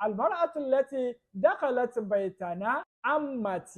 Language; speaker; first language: Arabic; non-native, fluent; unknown